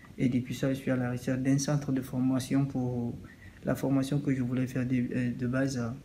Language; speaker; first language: French; non-native, local second language; Fula